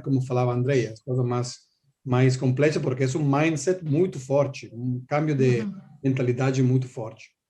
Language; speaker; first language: Portuguese; non-native, learner; Italian